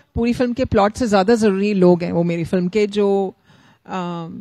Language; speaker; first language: Hindi; native; Hindi